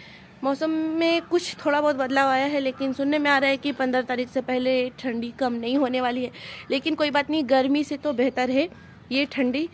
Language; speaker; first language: Hindi; native; Hindi